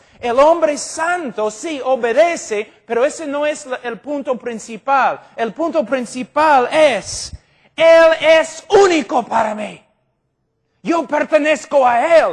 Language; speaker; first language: Spanish; non-native, fluent; English